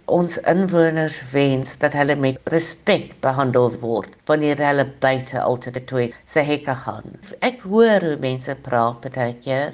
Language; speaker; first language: Afrikaans; non-native, local second language; English